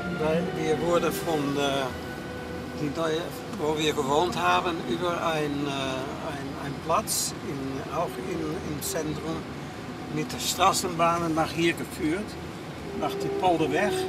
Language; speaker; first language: German; non-native, fluent; Dutch